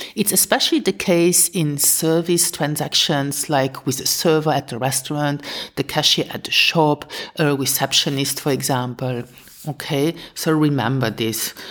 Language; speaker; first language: English; non-native, fluent; Luxembourgish